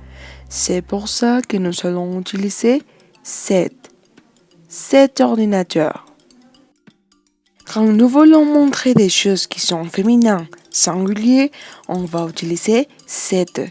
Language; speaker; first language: French; non-native, fluent; Spanish